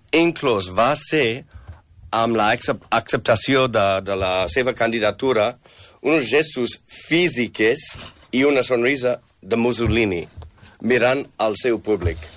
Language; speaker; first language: Catalan; non-native, fluent; English